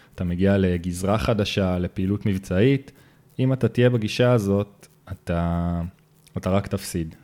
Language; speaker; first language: Hebrew; native; Hebrew